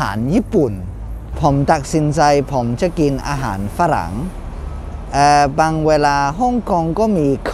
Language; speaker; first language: Thai; non-native, fluent; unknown